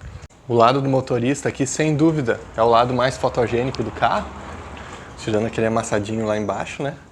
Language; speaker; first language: Portuguese; native; Portuguese